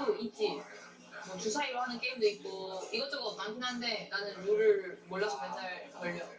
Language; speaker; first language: Korean; native; Korean